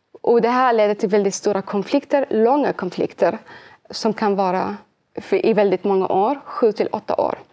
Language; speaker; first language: Swedish; early bilingual, other home language; Arabic